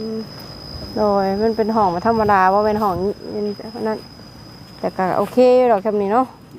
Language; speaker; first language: Thai; native; Thai